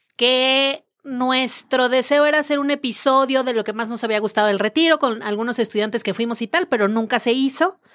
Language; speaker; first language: Spanish; native; Spanish